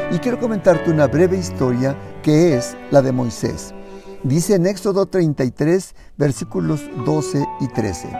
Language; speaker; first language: Spanish; native; Spanish